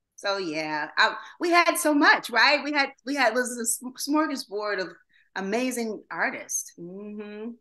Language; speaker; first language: English; native; English